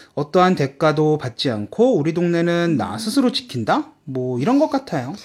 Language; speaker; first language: Korean; native; Korean